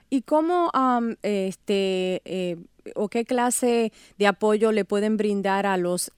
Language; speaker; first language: Spanish; native; Spanish